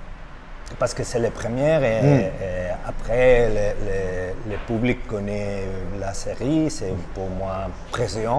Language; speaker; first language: French; non-native, learner; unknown